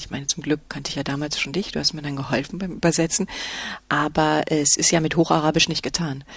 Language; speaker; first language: German; native; German